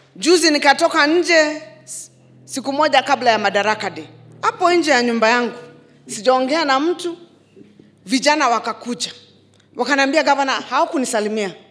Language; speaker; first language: Swahili; non-native, local second language; Kikuyu